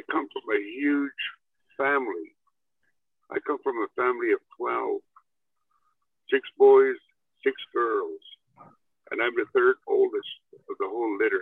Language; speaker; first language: English; non-native, fluent; Cree